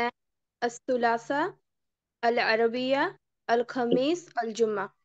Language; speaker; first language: Arabic; non-native, learner; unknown